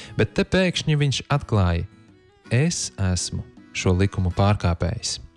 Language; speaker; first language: Latvian; native; Latvian